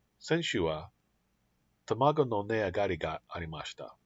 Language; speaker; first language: Japanese; non-native, learner; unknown